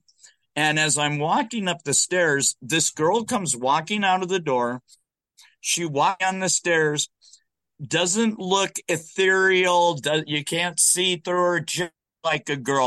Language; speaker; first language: English; native; English